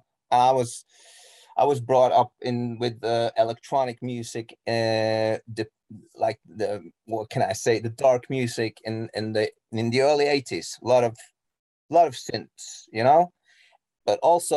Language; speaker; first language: English; non-native, fluent; Norwegian